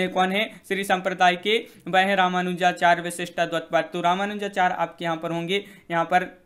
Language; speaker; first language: Hindi; native; Hindi